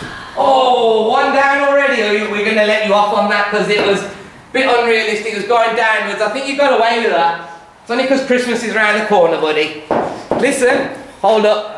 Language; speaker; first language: English; native; English